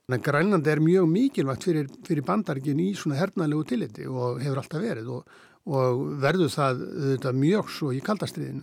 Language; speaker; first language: Icelandic; native; Icelandic